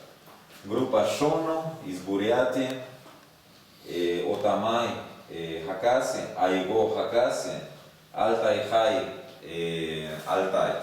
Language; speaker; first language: Russian; non-native, learner; Spanish